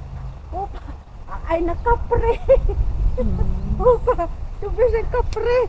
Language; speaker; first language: German; non-native, learner; Filipino